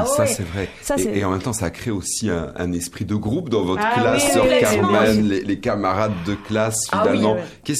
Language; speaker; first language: French; native; French